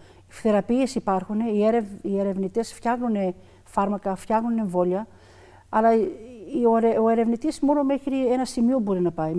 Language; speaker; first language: Greek; early bilingual, other home language; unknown